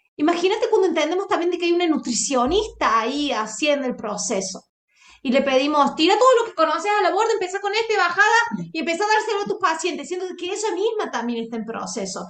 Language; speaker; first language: Spanish; native; Spanish